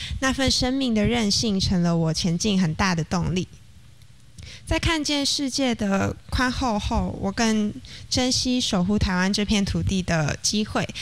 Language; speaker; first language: Chinese; native; Chinese